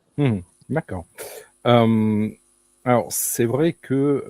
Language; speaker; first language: French; native; French